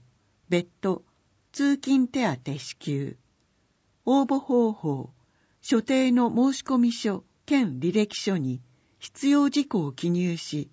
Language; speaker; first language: Japanese; native; Japanese